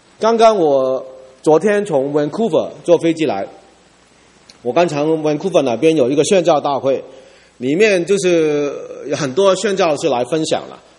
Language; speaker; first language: Chinese; non-native, local second language; Cantonese